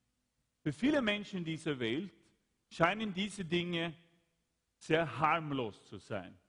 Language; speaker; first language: German; non-native, fluent; Swedish